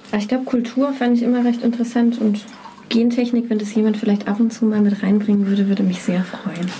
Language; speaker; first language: German; native; German